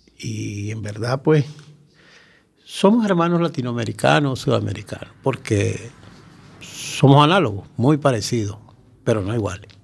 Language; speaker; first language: Spanish; native; Spanish